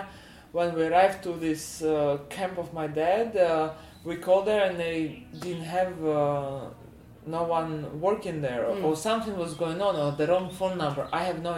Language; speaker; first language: English; non-native, fluent; Russian